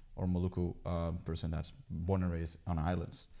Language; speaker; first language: English; early bilingual, heritage; Dutch